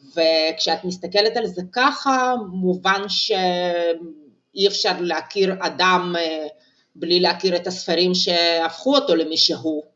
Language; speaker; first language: Hebrew; non-native, fluent; Russian